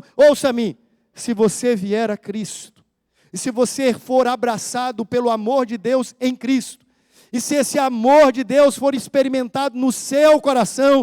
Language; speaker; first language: Portuguese; native; Portuguese